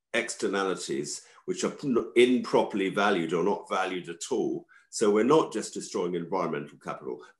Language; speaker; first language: English; native; English